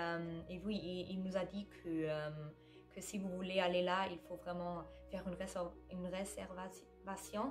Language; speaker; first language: French; non-native, fluent; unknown